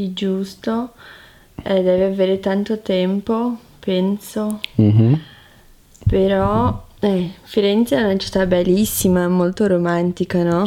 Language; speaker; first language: Italian; non-native, fluent; Portuguese